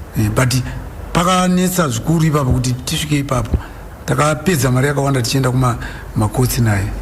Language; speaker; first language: Shona; native; Shona